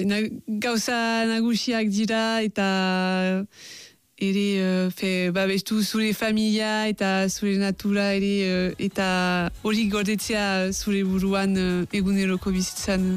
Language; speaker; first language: Basque; non-native, local second language; French